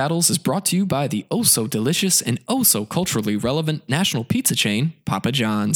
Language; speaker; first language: English; native; English